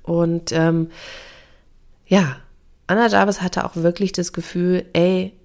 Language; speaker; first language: German; native; German